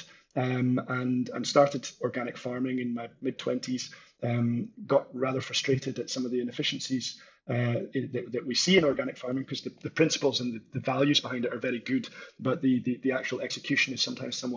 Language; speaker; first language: English; native; English